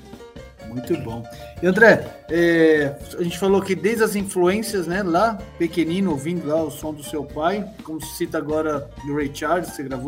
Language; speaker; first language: Portuguese; native; Portuguese